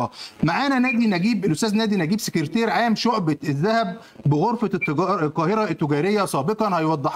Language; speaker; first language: Arabic; native; Arabic